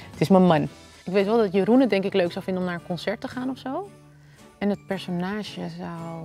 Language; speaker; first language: Dutch; native; Dutch